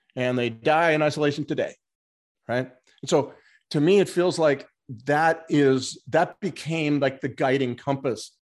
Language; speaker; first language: English; native; English